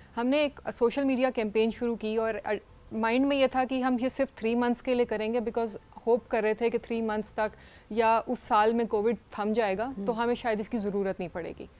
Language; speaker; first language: Urdu; native; Urdu